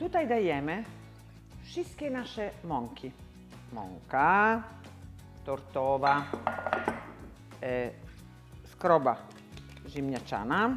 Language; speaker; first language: Polish; non-native, learner; Italian